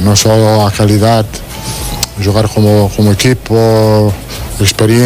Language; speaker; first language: Portuguese; non-native, learner; Italian